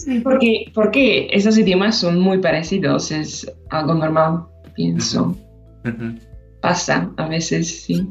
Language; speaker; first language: Spanish; non-native, fluent; Slovak